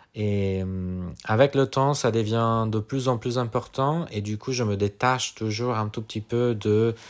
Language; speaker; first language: French; non-native, fluent; Italian